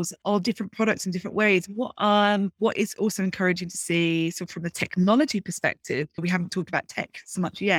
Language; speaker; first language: English; native; English